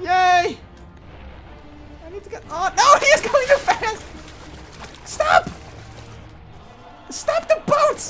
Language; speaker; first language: English; native; English